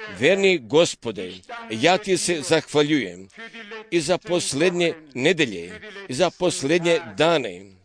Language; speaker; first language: Croatian; early bilingual, heritage; Serbian